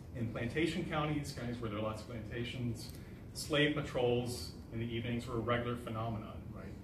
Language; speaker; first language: English; native; English